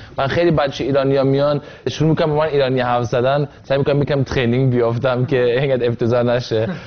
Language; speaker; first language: Persian; early bilingual, heritage; Persian